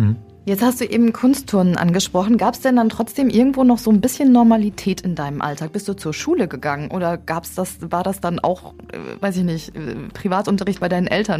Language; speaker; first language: German; native; German